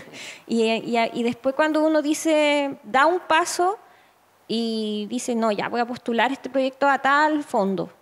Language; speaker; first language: Spanish; native; Spanish